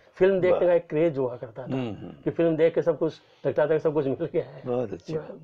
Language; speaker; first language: Hindi; native; Hindi